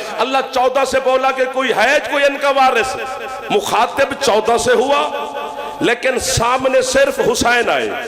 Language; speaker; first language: Urdu; non-native, local second language; Punjabi